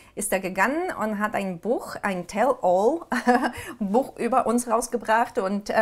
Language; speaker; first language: German; non-native, fluent; Ukrainian